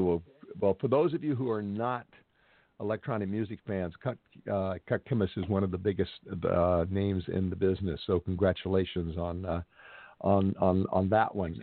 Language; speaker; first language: English; native; English